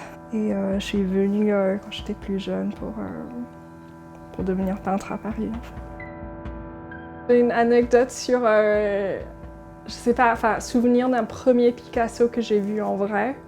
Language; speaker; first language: French; early bilingual, heritage; English